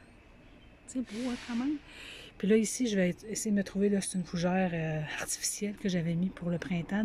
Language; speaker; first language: French; native; French